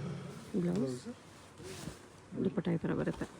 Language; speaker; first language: Kannada; native; Kannada